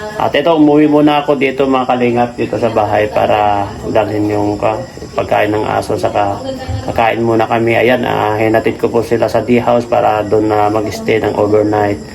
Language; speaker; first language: Filipino; non-native, local second language; Iloko